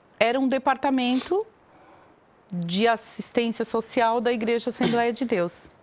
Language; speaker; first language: Portuguese; native; Portuguese